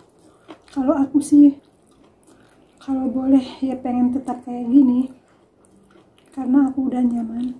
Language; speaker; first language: Indonesian; non-native, local second language; Javanese